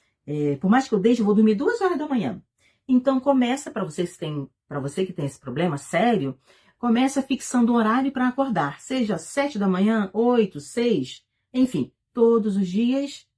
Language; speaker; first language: Portuguese; native; Portuguese